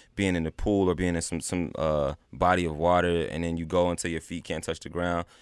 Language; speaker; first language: English; native; English